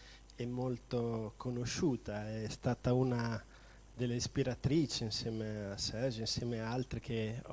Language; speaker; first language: Italian; native; Italian